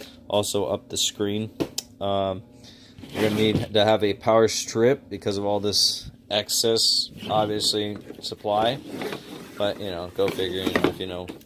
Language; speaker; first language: English; native; English